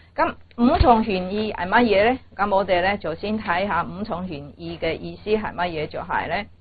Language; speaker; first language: Cantonese; non-native, fluent; Chinese